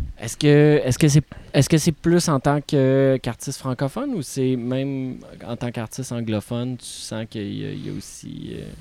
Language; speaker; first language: French; native; French